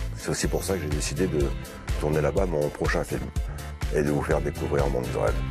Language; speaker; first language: French; native; French